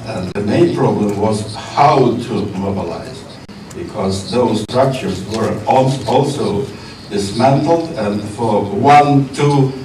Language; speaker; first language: English; non-native, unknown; Ukrainian